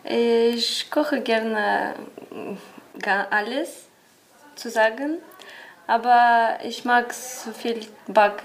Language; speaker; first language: German; non-native, learner; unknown